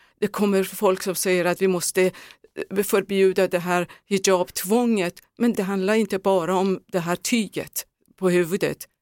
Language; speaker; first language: Swedish; non-native, fluent; Persian